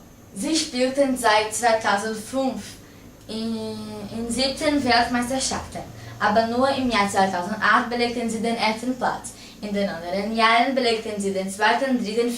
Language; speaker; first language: German; non-native, learner; Portuguese